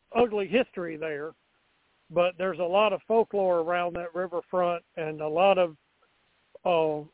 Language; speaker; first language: English; native; English